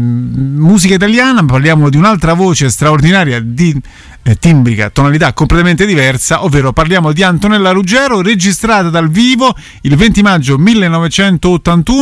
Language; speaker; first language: Italian; native; Italian